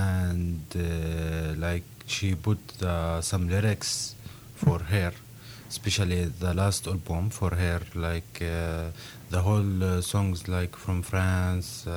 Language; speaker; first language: English; non-native, learner; Arabic